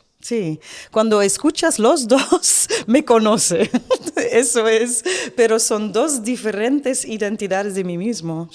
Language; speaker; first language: Spanish; non-native, learner; Dutch